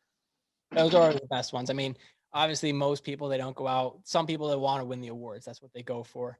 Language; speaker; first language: English; native; English